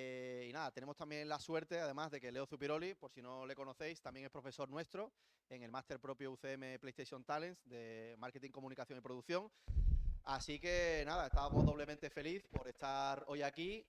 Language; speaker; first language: Spanish; native; Spanish